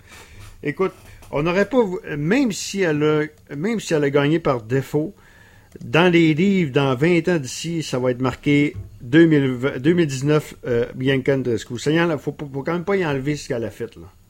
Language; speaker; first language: French; native; French